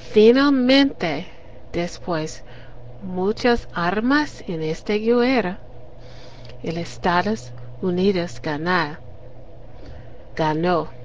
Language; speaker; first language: Spanish; non-native, learner; English